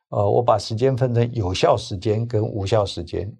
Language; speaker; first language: Chinese; native; Chinese